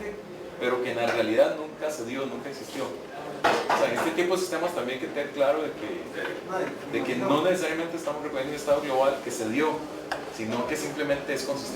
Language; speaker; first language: Spanish; native; Spanish